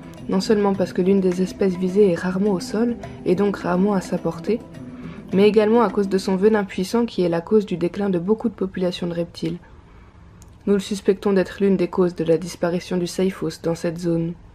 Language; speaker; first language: French; native; French